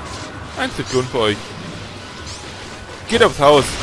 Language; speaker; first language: German; native; German